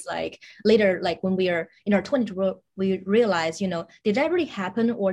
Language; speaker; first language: English; non-native, fluent; Chinese